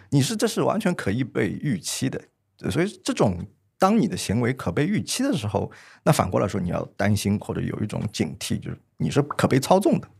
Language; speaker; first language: Chinese; native; Chinese